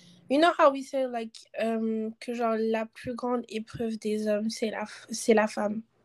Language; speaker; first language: French; non-native, local second language; Wolof